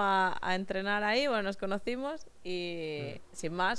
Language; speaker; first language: Spanish; native; Spanish